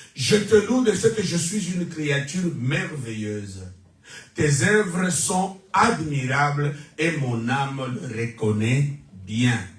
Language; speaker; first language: French; non-native, local second language; Lingala